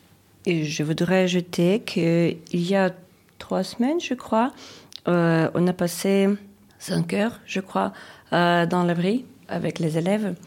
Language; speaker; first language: French; non-native, fluent; Ukrainian